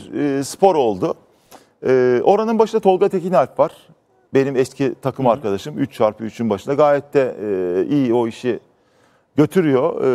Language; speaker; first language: Turkish; native; Turkish